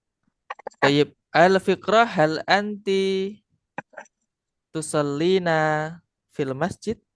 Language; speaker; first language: Arabic; non-native, fluent; Indonesian